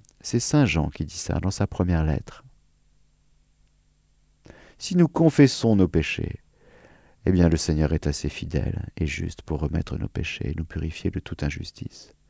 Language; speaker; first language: French; native; French